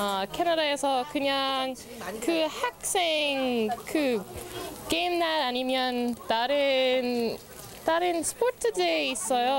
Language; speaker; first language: Korean; non-native, learner; English